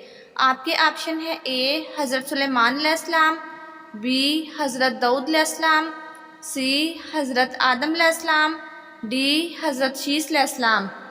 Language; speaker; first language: Urdu; native; Urdu